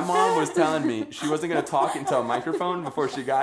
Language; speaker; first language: English; early bilingual, other home language; Spanish